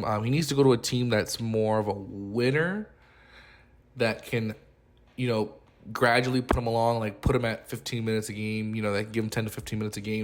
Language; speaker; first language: English; native; English